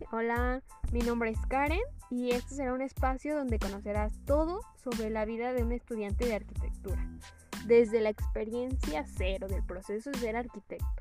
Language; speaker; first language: Spanish; native; Spanish